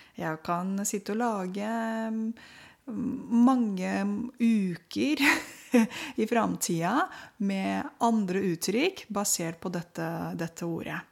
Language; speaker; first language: Norwegian; non-native, fluent; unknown